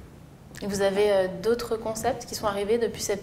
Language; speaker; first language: French; native; French